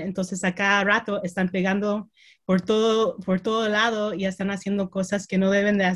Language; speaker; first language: Spanish; early bilingual, heritage; Spanish